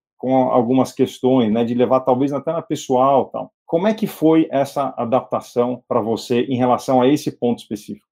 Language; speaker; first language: Portuguese; native; Portuguese